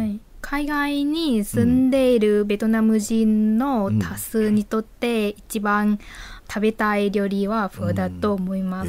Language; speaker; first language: Japanese; non-native, fluent; Vietnamese